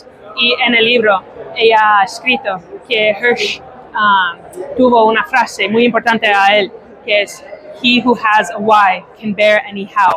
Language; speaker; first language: Spanish; non-native, fluent; English